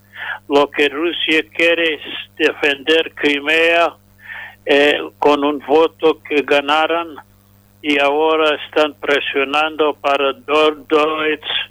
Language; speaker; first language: Spanish; non-native, fluent; English